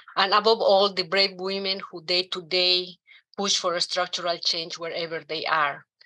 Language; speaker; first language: English; non-native, fluent; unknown